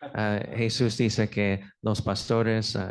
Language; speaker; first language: Spanish; non-native, fluent; English